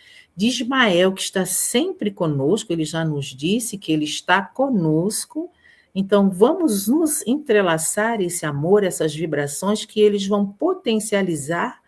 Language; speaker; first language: Portuguese; native; Portuguese